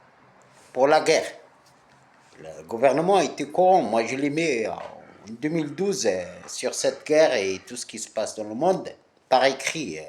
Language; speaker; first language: French; non-native, local second language; Arabic